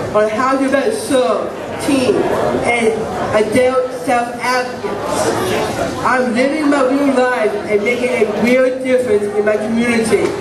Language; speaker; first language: English; native; English